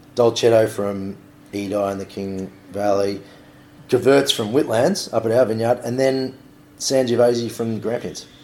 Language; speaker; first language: English; native; English